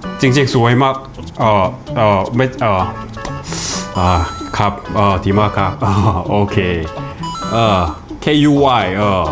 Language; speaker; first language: Thai; non-native, learner; Korean